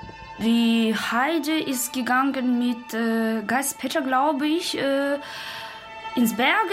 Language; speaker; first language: German; non-native, learner; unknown